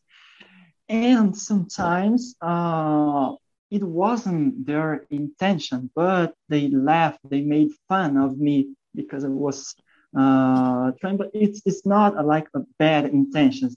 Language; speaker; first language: English; non-native, fluent; Portuguese